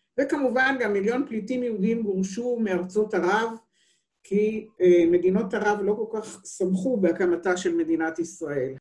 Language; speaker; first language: Hebrew; native; Hebrew